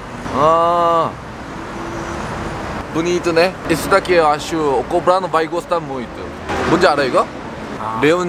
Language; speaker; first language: Portuguese; non-native, learner; Korean